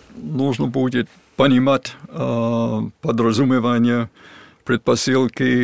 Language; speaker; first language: Russian; non-native, fluent; English